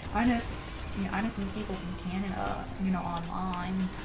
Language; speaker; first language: English; native; English